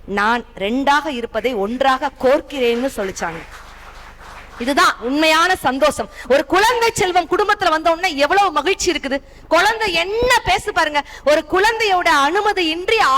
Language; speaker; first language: Tamil; native; Tamil